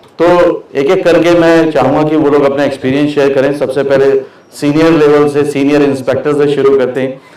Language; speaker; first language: Hindi; native; Hindi